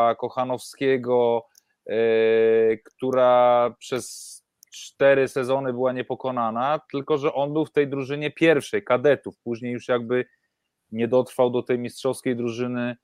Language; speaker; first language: Polish; native; Polish